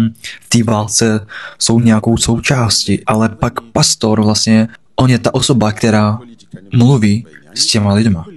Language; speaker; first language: Czech; non-native, fluent; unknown